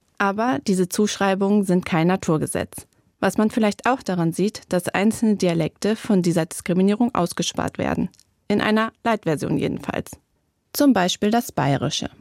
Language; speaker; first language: German; native; German